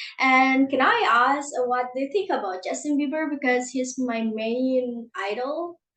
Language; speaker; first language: English; non-native, learner; Indonesian